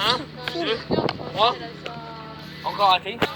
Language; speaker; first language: French; native; French